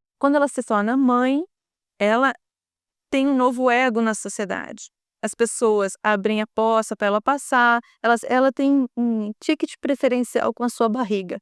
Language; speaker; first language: Portuguese; native; Portuguese